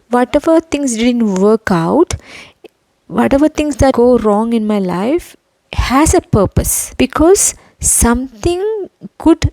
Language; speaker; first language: English; non-native, local second language; Malayalam